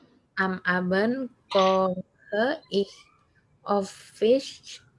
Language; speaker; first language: German; non-native, learner; Indonesian